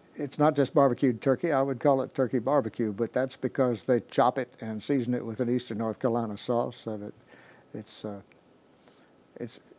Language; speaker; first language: English; native; English